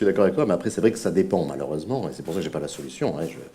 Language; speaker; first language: French; native; French